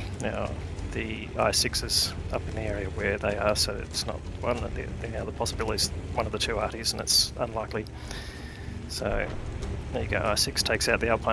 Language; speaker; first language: English; native; English